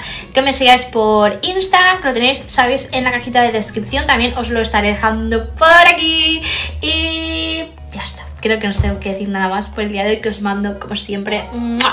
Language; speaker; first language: Spanish; native; Spanish